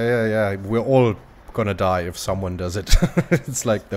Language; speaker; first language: English; non-native, fluent; German